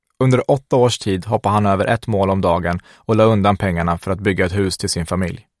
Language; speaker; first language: Swedish; early bilingual, other home language; Kurdish